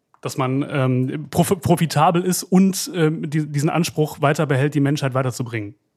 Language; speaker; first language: German; native; German